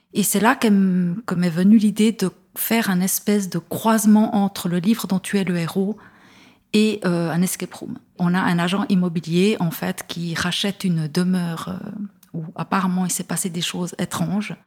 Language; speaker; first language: French; native; French